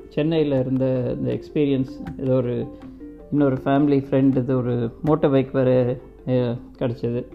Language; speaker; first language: Tamil; non-native, local second language; Kannada